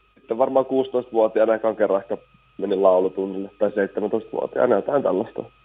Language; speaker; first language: Finnish; native; Finnish